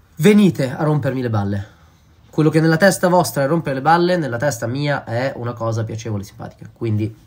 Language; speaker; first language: Italian; native; Italian